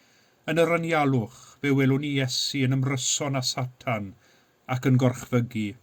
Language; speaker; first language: Welsh; native; Welsh